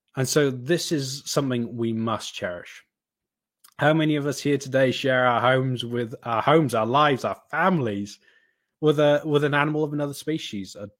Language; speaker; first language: English; native; English